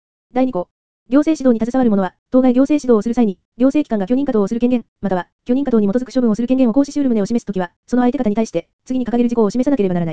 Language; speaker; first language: Japanese; native; Japanese